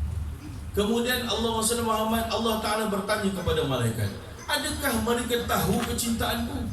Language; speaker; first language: Malay; native; Malay